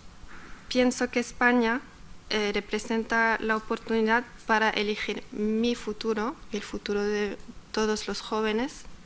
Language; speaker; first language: Spanish; non-native, fluent; Arabic